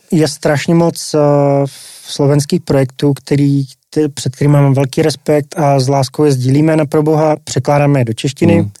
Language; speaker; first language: Czech; native; Czech